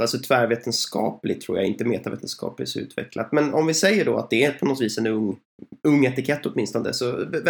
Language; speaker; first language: Swedish; native; Swedish